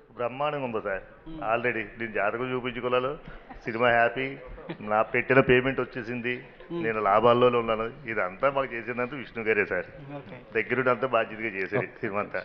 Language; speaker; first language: Telugu; native; Telugu